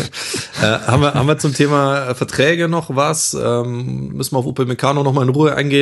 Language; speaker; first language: German; native; German